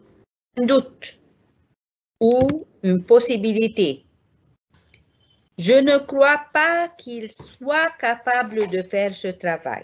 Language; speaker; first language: French; non-native, fluent; Arabic